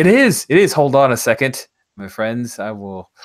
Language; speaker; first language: English; native; English